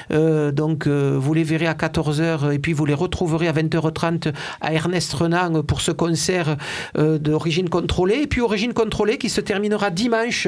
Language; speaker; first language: French; native; French